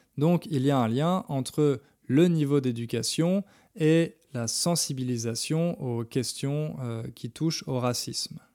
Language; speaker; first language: French; native; French